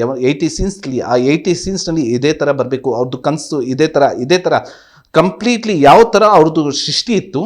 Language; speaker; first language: Kannada; non-native, local second language; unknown